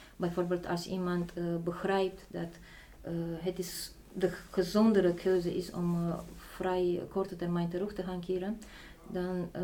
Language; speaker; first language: Dutch; non-native, fluent; Polish